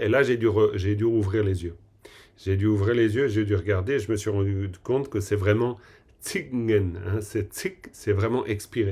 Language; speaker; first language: French; native; French